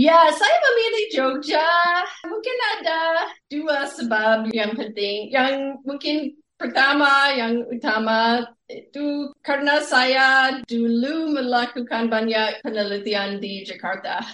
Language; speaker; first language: Indonesian; non-native, fluent; English